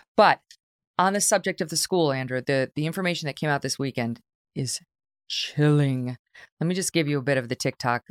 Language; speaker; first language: English; native; English